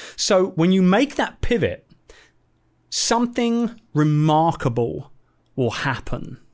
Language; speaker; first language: English; native; English